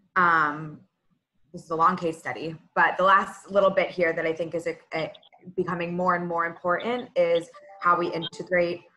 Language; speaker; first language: English; native; English